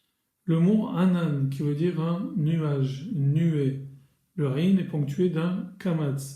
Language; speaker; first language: French; native; French